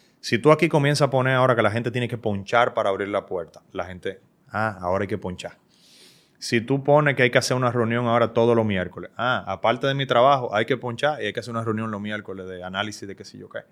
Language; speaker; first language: Spanish; native; Spanish